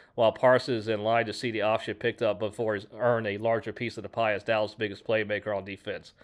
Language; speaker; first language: English; native; English